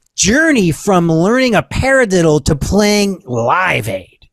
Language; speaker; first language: English; native; English